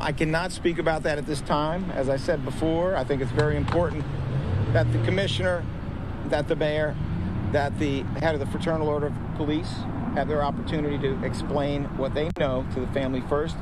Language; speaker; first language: English; native; English